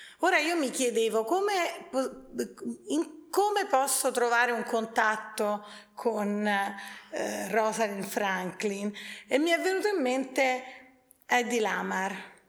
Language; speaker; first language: Italian; native; Italian